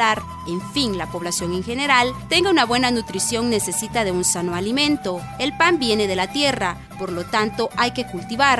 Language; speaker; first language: Spanish; native; Spanish